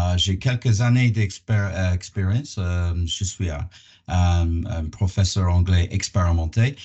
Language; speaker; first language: French; non-native, learner; English